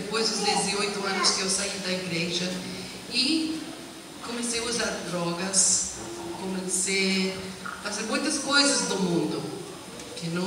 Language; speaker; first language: Portuguese; non-native, learner; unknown